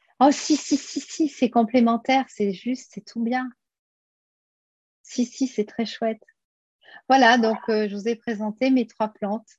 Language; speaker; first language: French; native; French